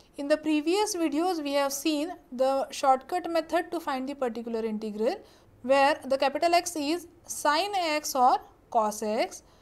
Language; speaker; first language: English; non-native, local second language; Marathi